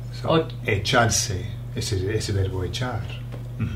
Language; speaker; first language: Spanish; non-native, fluent; English